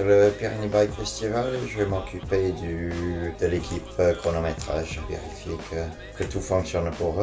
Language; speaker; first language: French; non-native, fluent; English